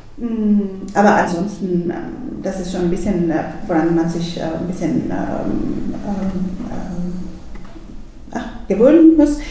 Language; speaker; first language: German; non-native, fluent; Spanish